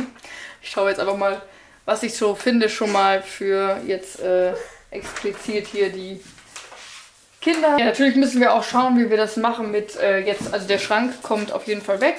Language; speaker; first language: German; native; German